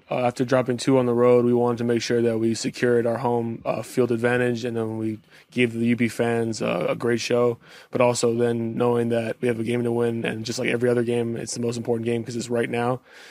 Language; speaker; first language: English; native; English